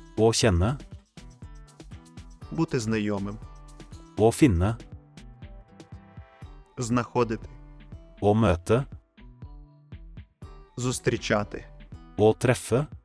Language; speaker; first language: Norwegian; non-native, fluent; Ukrainian